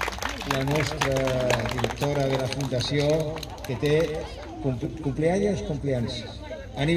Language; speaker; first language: Catalan; non-native, fluent; Spanish